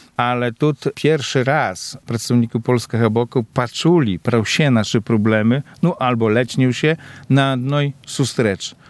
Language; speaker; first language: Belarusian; native; Belarusian